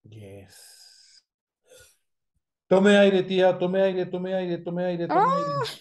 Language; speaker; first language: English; non-native, fluent; Spanish